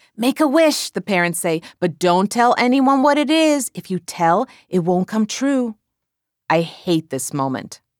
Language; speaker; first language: English; non-native, fluent; Croatian